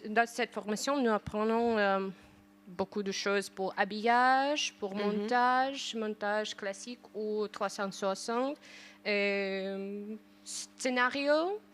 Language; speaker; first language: French; non-native, learner; Ukrainian